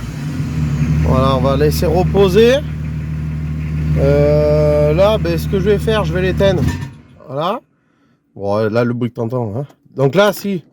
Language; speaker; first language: French; native; French